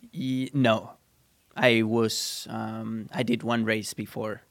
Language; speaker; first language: English; non-native, fluent; Spanish